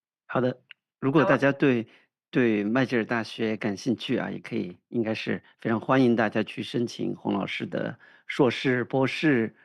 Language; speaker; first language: Chinese; native; Chinese